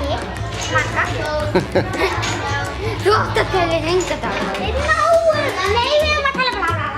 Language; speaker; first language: Icelandic; early bilingual, other home language; Polish